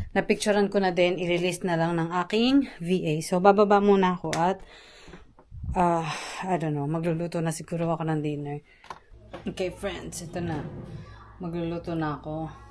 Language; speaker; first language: Filipino; native; Filipino